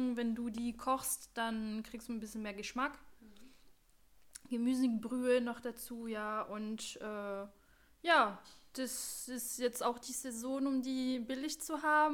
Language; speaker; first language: German; non-native, fluent; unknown